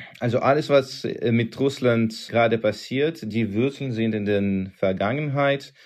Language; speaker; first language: German; non-native, fluent; Russian